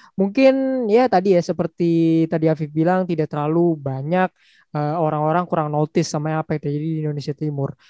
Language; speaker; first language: Indonesian; native; Indonesian